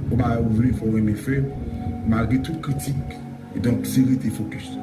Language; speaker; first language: French; non-native, local second language; Haitian Creole